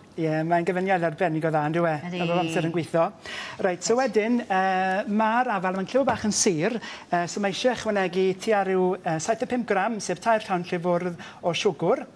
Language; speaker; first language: Welsh; native; Welsh